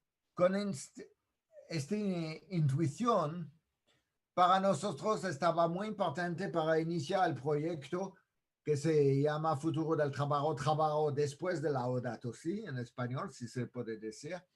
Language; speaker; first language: Spanish; non-native, fluent; French